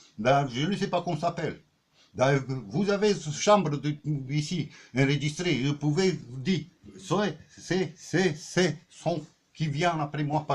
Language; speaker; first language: French; non-native, learner; Romanian